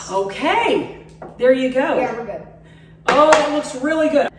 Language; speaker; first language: English; native; English